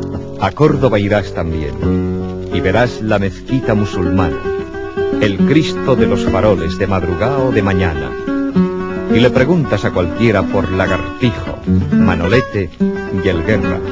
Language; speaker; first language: Spanish; native; Spanish